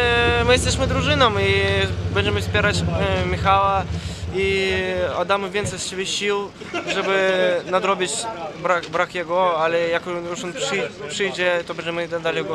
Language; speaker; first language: Polish; non-native, fluent; Russian